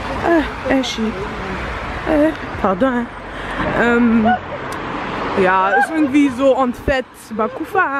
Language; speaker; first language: German; early bilingual, other home language; Lingala